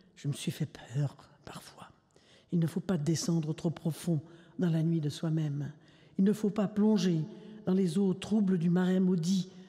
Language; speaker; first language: French; native; French